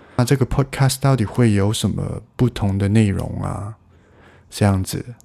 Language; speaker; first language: Chinese; non-native, local second language; Cantonese